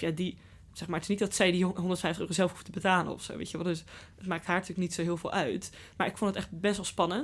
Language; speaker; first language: Dutch; native; Dutch